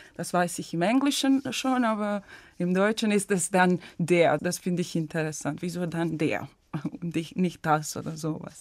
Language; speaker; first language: German; non-native, fluent; Serbian